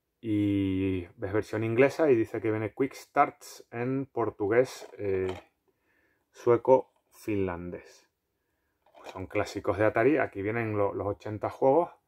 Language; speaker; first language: Spanish; native; Spanish